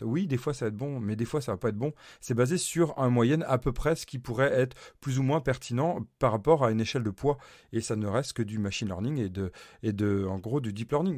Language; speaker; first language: French; native; French